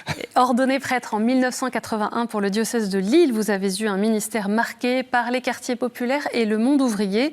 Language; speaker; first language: French; native; French